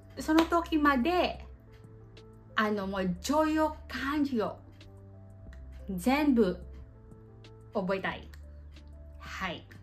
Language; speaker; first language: Japanese; non-native, learner; Filipino